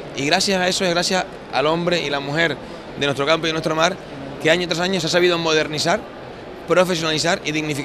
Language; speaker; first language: Spanish; native; Spanish